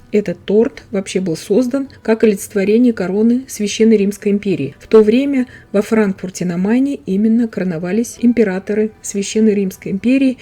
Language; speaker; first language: Russian; native; Russian